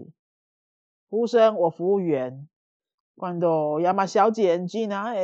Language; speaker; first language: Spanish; non-native, fluent; Chinese